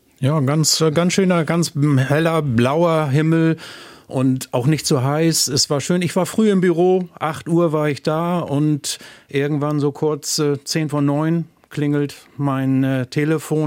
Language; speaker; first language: German; native; German